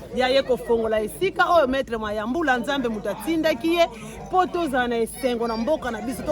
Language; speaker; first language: Lingala; non-native, local second language; Kongo